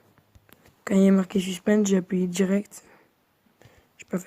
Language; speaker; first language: French; native; French